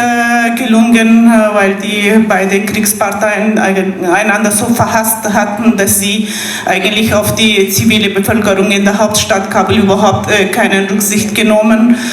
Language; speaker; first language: German; non-native, fluent; Pashto